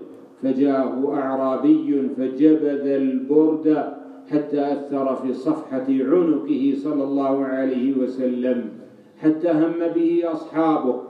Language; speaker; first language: Arabic; native; Arabic